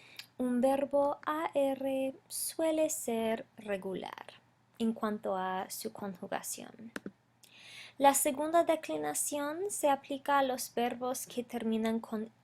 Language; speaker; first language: Spanish; non-native, fluent; English